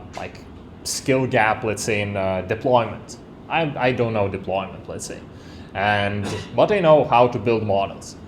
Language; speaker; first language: English; non-native, fluent; Lithuanian